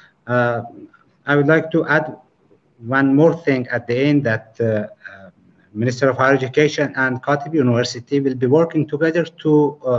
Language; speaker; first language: English; non-native, fluent; Persian